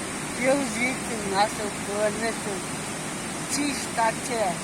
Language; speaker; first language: Russian; non-native, local second language; Kyrgyz